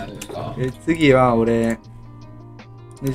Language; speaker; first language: Japanese; native; Japanese